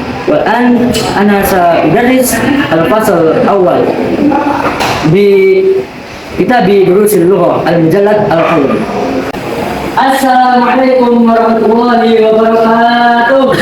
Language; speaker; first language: Arabic; non-native, fluent; Indonesian